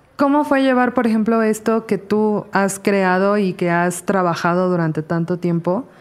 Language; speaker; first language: Spanish; native; Spanish